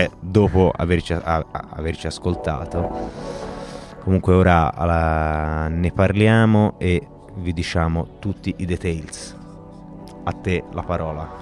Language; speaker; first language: Italian; native; Italian